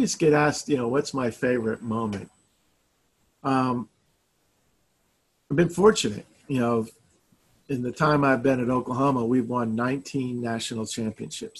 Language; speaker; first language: English; native; English